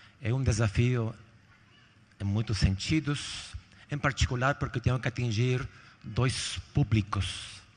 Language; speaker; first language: Portuguese; non-native, fluent; Spanish